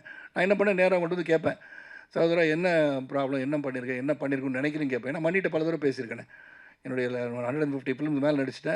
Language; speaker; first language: Tamil; native; Tamil